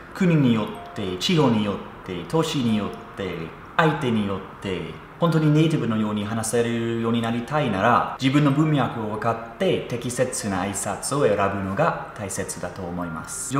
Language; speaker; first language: Japanese; non-native, fluent; English